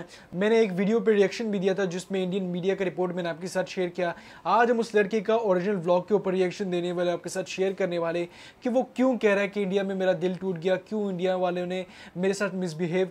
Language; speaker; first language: Hindi; native; Hindi